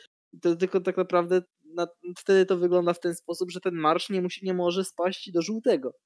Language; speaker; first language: Polish; native; Polish